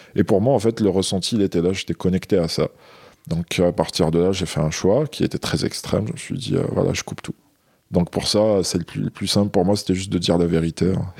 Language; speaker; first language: French; non-native, local second language; Arabic